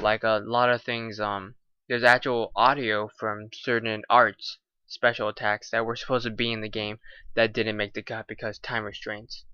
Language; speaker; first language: English; native; English